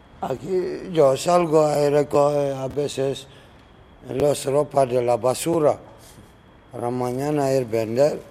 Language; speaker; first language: Spanish; non-native, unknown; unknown